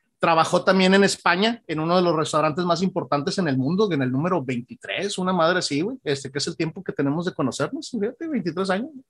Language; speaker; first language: Spanish; native; Spanish